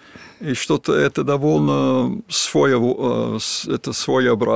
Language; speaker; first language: Russian; non-native, fluent; English